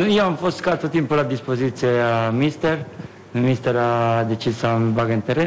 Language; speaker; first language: Romanian; non-native, fluent; Italian